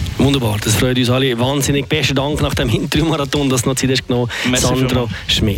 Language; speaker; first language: German; native; German